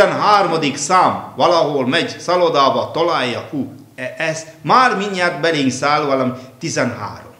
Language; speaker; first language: Hungarian; non-native, fluent; Malayalam